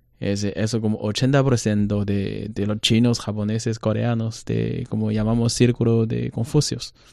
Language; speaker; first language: Spanish; non-native, learner; Chinese